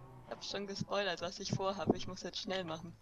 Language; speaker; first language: German; native; German